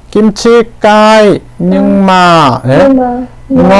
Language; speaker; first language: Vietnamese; non-native, learner; Korean